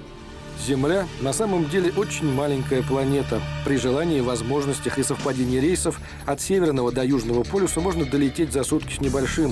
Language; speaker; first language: Russian; native; Russian